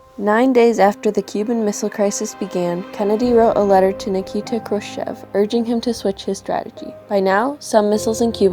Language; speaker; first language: English; native; English